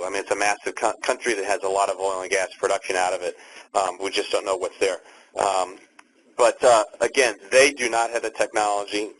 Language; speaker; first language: English; native; English